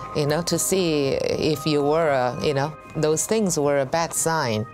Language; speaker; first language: English; non-native, fluent; Chinese